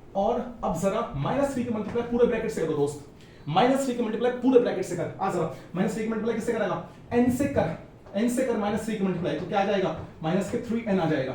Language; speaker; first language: Hindi; native; Hindi